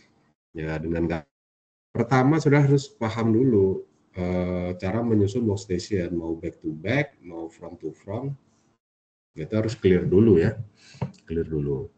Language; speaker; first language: Indonesian; native; Indonesian